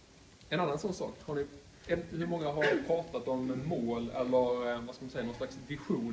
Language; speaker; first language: Swedish; native; Swedish